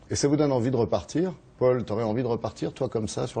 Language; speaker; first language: French; native; French